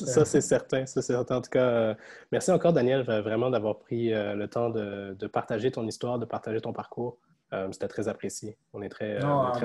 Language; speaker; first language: French; native; French